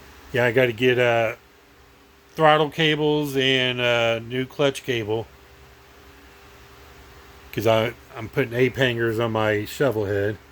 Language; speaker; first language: English; native; English